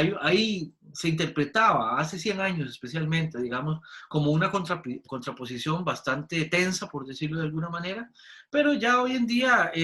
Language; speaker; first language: Spanish; native; Spanish